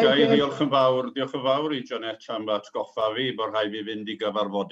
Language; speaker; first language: Welsh; native; Welsh